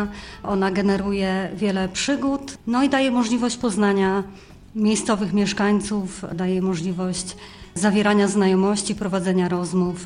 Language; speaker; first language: Polish; native; Polish